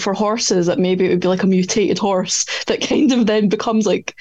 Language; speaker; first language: English; native; English